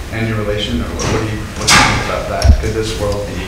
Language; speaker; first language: English; non-native, fluent; Italian